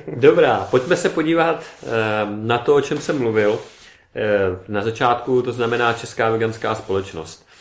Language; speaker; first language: Czech; native; Czech